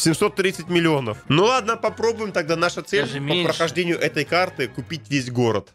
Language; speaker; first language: Russian; native; Russian